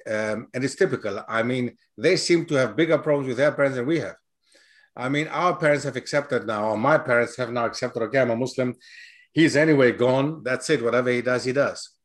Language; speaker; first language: English; non-native, fluent; Greek